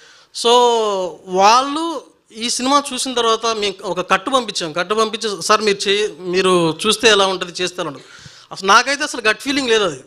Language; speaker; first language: Telugu; native; Telugu